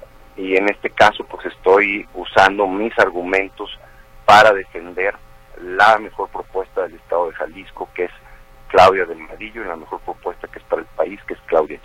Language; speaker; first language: Spanish; native; Spanish